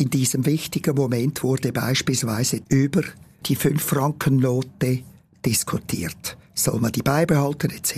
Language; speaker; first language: German; native; German